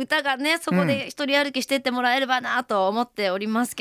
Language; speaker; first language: Japanese; native; Japanese